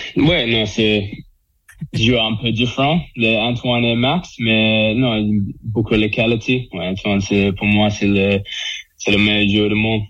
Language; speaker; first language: French; non-native, learner; English